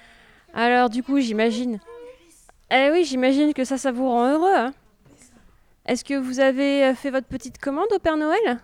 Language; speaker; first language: French; native; French